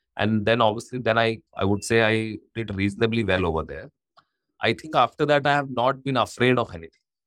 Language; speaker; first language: English; non-native, local second language; Hindi